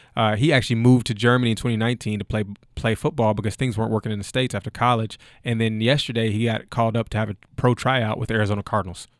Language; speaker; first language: English; native; English